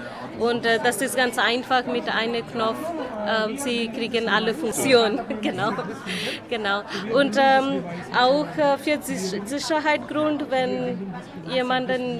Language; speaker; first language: German; non-native, learner; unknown